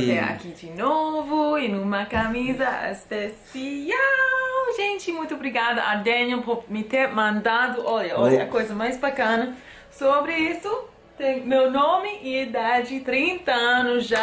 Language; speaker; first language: Portuguese; non-native, fluent; English